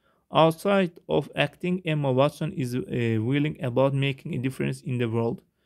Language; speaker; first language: English; non-native, fluent; Azerbaijani